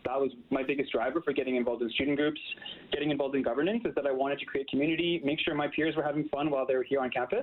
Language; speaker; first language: English; native; English